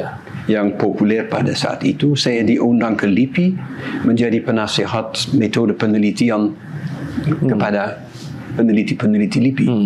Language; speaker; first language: Indonesian; non-native, fluent; Dutch